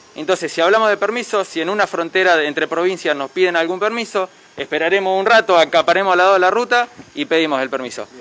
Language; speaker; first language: Spanish; native; Spanish